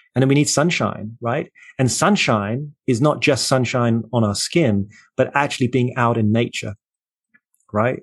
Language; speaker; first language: English; native; English